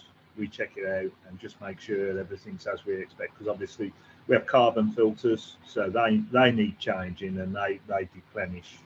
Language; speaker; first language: English; native; English